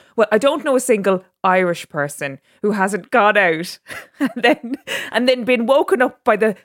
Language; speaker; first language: English; native; English